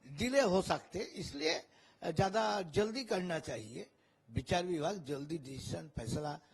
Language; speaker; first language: Hindi; non-native, local second language; Bangla